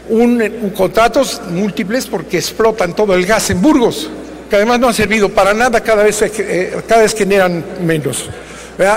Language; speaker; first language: Spanish; native; Spanish